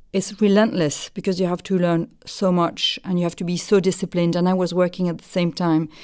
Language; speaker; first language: English; non-native, fluent; French